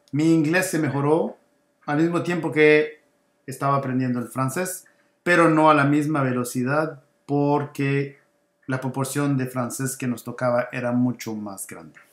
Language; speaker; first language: Spanish; native; Spanish